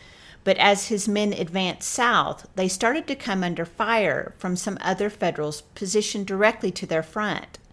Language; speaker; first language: English; native; English